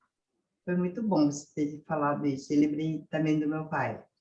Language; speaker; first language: Portuguese; early bilingual, other home language; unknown